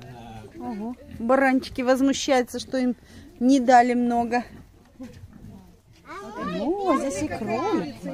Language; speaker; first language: Russian; native; Russian